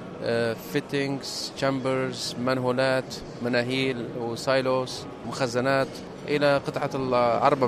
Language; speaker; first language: Arabic; non-native, fluent; Turkish